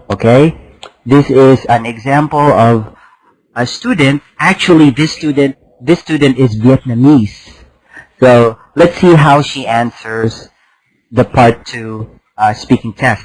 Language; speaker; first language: English; non-native, fluent; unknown